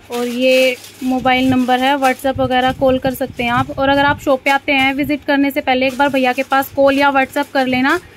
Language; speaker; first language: Hindi; native; Hindi